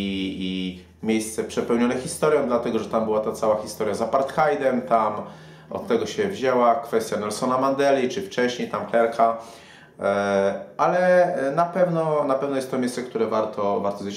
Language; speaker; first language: Polish; native; Polish